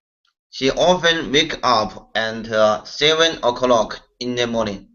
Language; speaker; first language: English; non-native, learner; Chinese